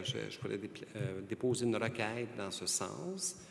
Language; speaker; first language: French; native; French